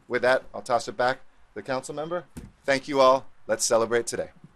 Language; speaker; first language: English; native; English